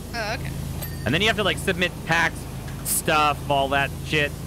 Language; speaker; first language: English; native; English